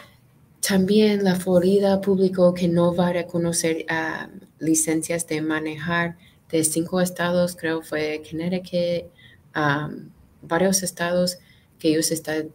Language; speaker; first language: Spanish; non-native, fluent; English